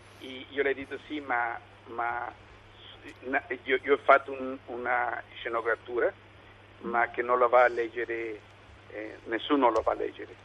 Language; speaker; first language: Italian; non-native, learner; Spanish